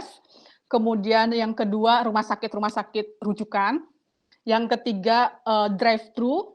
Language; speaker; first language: Indonesian; native; Indonesian